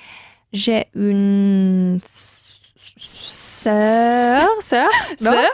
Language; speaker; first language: French; non-native, learner; Spanish